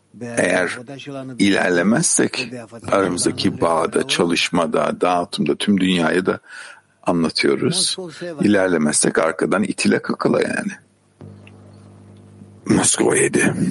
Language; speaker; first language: Turkish; native; Turkish